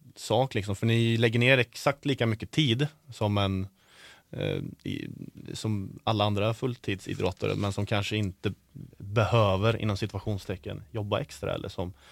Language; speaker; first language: Swedish; native; Swedish